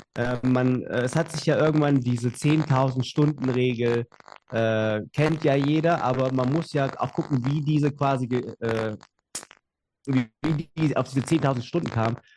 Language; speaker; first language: German; native; German